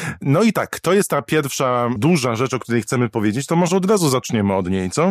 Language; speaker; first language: Polish; native; Polish